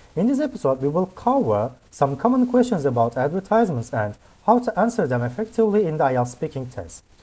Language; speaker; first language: English; non-native, fluent; Turkish